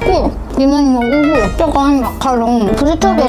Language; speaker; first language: Chinese; non-native, learner; Korean